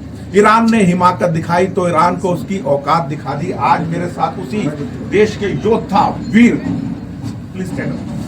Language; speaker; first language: Hindi; native; Hindi